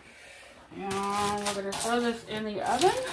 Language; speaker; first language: English; native; English